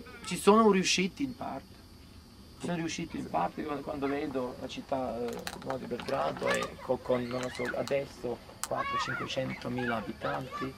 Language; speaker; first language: Italian; non-native, fluent; Serbian